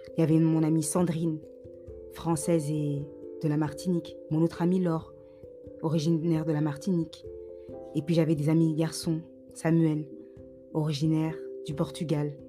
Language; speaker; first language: French; native; French